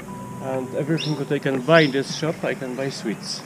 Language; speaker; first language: English; non-native, learner; Polish